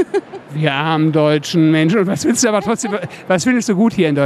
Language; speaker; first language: German; native; German